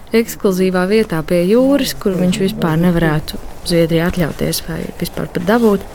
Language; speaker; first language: Latvian; native; Latvian